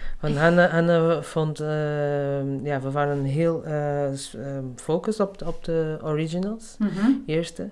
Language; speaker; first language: Dutch; non-native, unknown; Portuguese